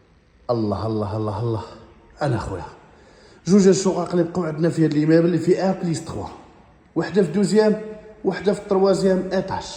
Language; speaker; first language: Arabic; native; Arabic